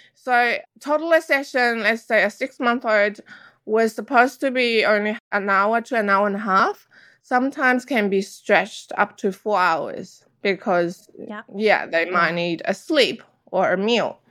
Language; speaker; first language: English; non-native, fluent; Chinese